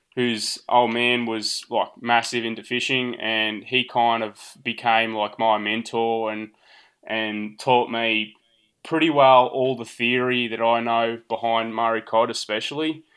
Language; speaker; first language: English; early bilingual, other home language; Portuguese